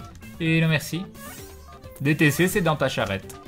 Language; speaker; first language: French; native; French